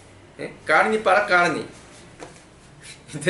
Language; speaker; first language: Portuguese; non-native, learner; Korean